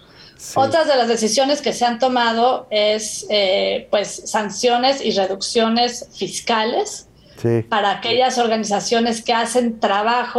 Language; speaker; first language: Spanish; native; Spanish